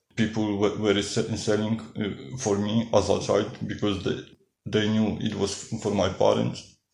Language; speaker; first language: English; non-native, learner; Polish